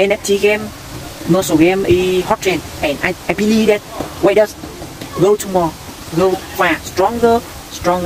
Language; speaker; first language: English; non-native, learner; Vietnamese